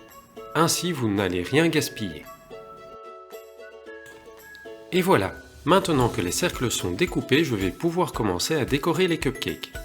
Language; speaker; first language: French; native; French